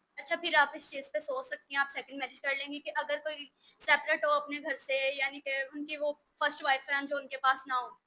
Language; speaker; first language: Urdu; native; Urdu